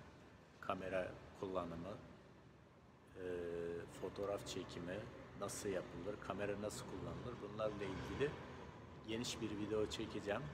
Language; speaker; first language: Turkish; native; Turkish